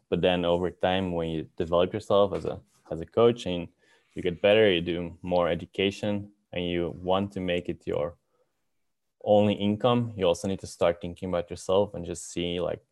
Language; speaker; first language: English; non-native, fluent; Dutch